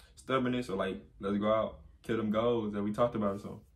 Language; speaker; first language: English; native; English